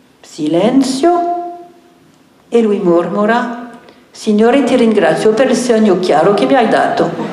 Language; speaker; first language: Italian; non-native, fluent; French